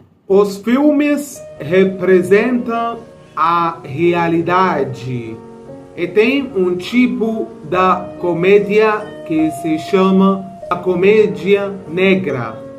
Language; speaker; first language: Portuguese; non-native, fluent; Arabic